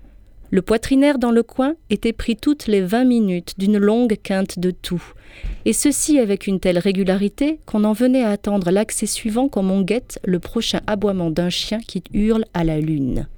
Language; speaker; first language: French; native; French